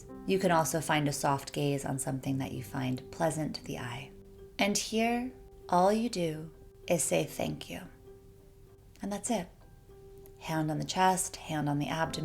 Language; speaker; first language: English; native; English